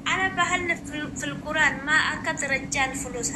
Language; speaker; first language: Arabic; non-native, learner; Oromo